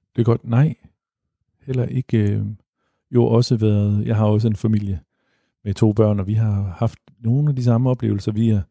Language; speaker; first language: Danish; native; Danish